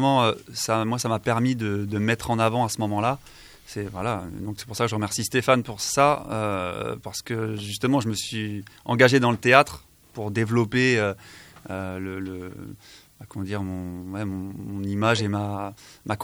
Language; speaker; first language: French; native; French